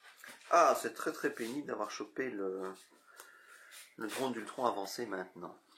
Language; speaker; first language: French; native; French